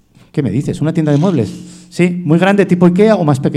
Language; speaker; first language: Spanish; native; Spanish